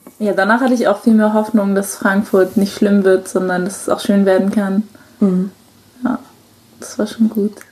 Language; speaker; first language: German; early bilingual, other home language; Chinese